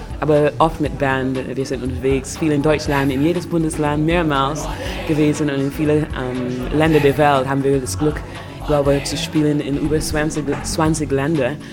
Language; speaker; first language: German; non-native, fluent; English